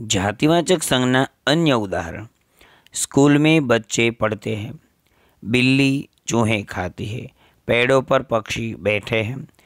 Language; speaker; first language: Hindi; non-native, local second language; Gujarati